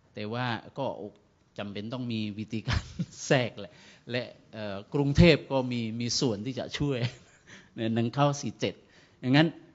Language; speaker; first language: Thai; non-native, fluent; Indonesian